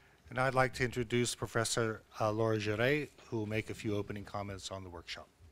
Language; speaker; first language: English; native; English